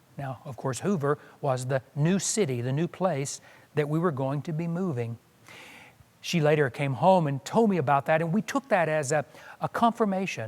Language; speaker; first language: English; native; English